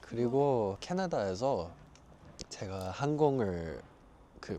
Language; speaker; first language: Korean; early bilingual, heritage; English